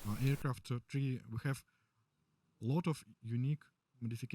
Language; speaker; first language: English; non-native, learner; Russian